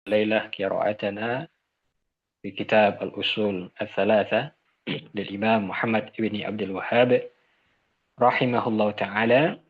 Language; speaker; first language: Arabic; non-native, fluent; Indonesian